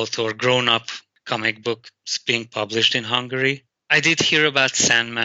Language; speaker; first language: English; non-native, fluent; Hungarian